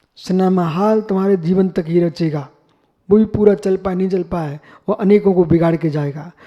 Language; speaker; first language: Hindi; native; Hindi